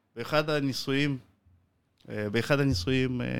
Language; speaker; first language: Hebrew; non-native, fluent; Russian